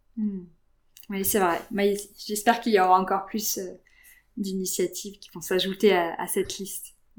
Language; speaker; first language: French; native; French